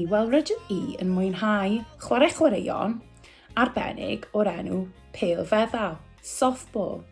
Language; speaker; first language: Welsh; native; Welsh